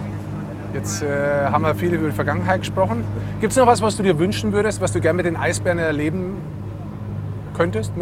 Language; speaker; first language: German; native; German